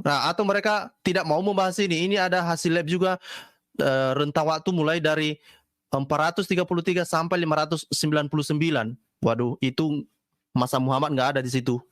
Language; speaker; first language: Indonesian; native; Indonesian